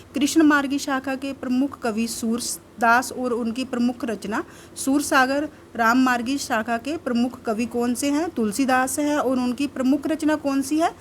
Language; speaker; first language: Hindi; native; Hindi